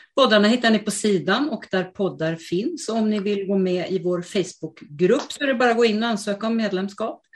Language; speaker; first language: Swedish; native; Swedish